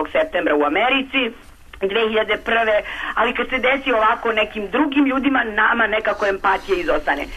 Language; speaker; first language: Serbian; native; Serbian